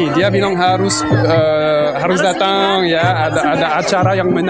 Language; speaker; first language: Indonesian; non-native, fluent; French